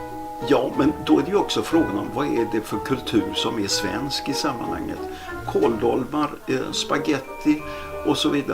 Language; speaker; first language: Swedish; native; Swedish